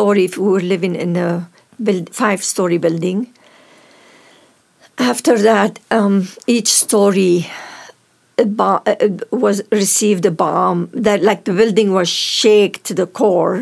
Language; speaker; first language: English; non-native, fluent; Arabic